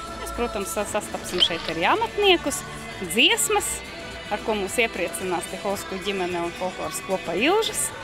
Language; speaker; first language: Latvian; native; Latvian